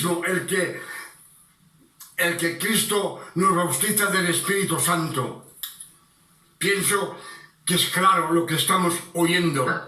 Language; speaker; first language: Spanish; non-native, fluent; French